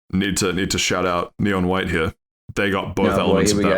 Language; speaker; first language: English; native; English